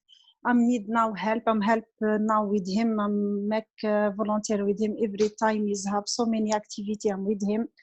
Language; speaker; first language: English; non-native, learner; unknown